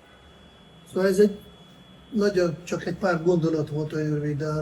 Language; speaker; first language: Hungarian; non-native, fluent; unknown